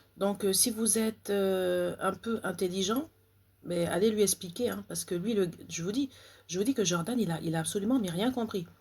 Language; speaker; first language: French; native; French